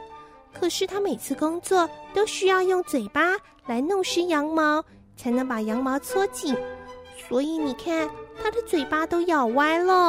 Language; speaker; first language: Chinese; native; Chinese